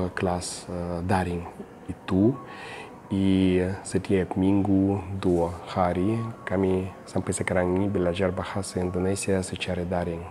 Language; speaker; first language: Indonesian; non-native, fluent; Russian